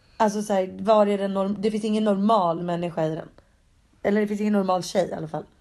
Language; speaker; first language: Swedish; early bilingual, other home language; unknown